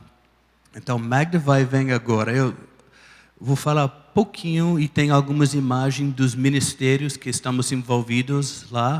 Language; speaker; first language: Portuguese; non-native, fluent; English